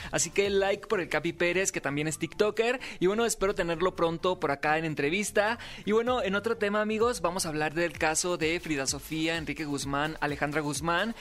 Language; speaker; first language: Spanish; native; Spanish